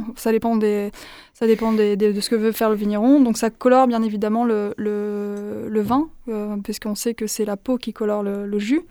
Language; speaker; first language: French; native; French